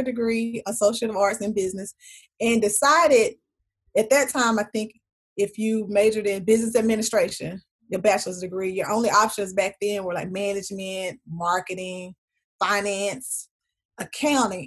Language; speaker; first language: English; native; English